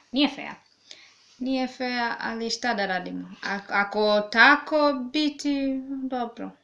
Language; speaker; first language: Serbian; non-native, learner; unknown